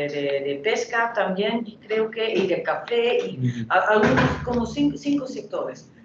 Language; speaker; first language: Spanish; non-native, fluent; Dutch